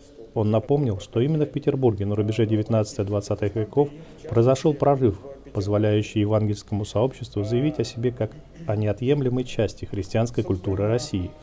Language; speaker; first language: Russian; native; Russian